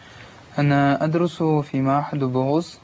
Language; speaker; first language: Arabic; non-native, learner; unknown